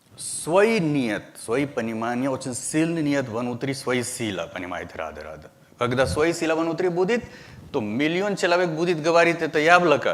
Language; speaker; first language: Russian; non-native, learner; Hindi